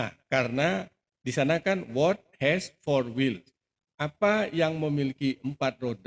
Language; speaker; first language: Indonesian; native; Indonesian